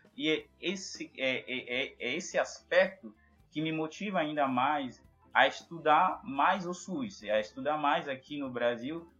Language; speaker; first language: Portuguese; non-native, fluent; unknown